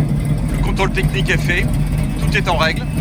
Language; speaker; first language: French; native; French